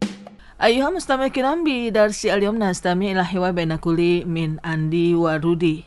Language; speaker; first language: Arabic; non-native, fluent; Indonesian